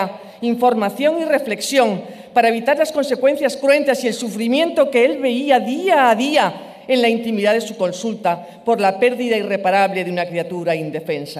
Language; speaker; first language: Spanish; native; Spanish